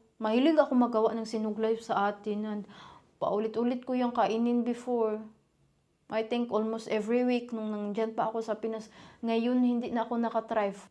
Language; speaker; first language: Filipino; non-native, local second language; Cebuano